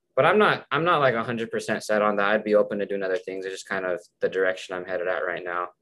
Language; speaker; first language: English; native; English